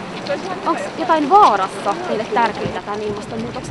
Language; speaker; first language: Finnish; native; Finnish